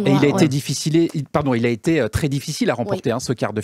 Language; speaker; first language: French; native; French